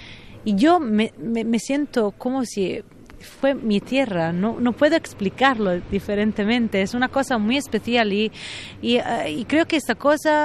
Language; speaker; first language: Spanish; non-native, fluent; Italian